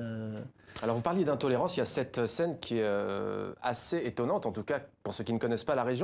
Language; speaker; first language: French; native; French